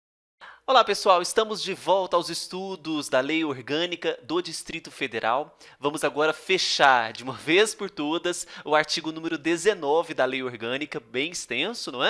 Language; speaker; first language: Portuguese; native; Portuguese